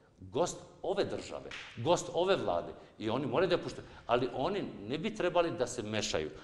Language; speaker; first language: Serbian; non-native, local second language; Albanian